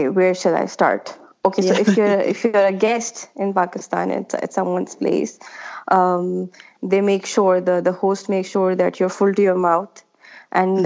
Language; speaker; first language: English; non-native, local second language; Urdu